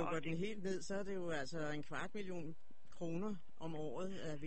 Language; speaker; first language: Danish; native; Danish